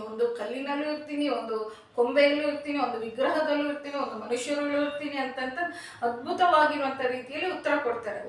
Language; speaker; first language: Kannada; non-native, local second language; Telugu